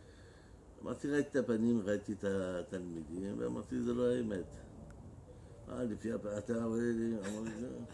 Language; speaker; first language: Hebrew; non-native, fluent; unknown